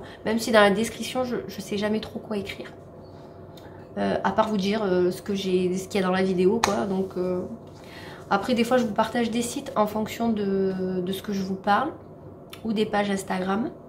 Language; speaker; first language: French; native; French